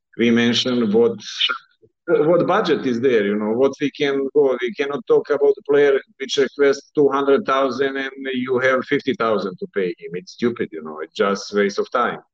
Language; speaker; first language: English; non-native, fluent; Bosnian